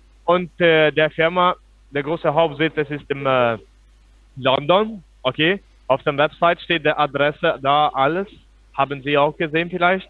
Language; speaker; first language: German; non-native, fluent; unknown